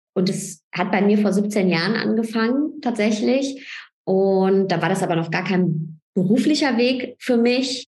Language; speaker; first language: German; early bilingual, other home language; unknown